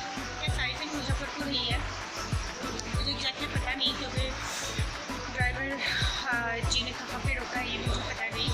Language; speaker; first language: Hindi; native; Hindi